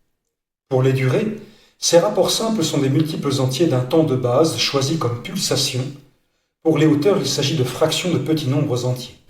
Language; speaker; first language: French; native; French